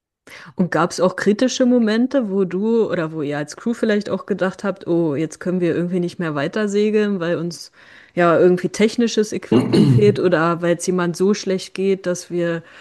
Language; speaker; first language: German; native; German